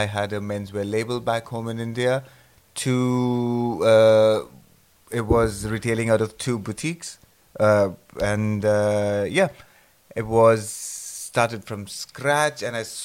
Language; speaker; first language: English; non-native, local second language; Punjabi